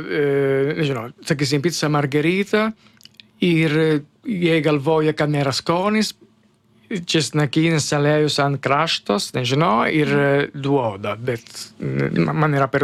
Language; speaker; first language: Lithuanian; non-native, learner; Italian